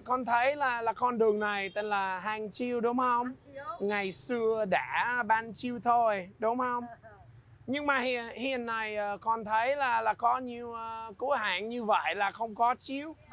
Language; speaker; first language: Vietnamese; non-native, learner; English